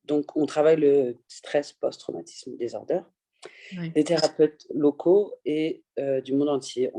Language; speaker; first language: French; early bilingual, other home language; Persian